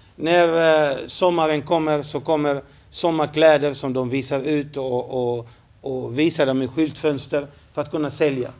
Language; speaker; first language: Swedish; non-native, fluent; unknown